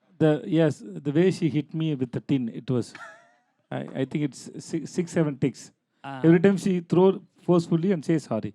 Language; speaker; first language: English; non-native, local second language; Tamil